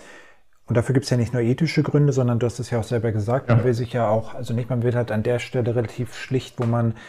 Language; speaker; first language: German; native; German